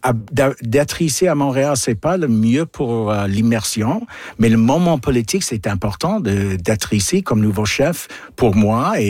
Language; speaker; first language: French; non-native, local second language; English